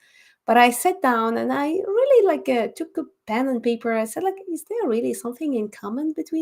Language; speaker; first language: English; non-native, fluent; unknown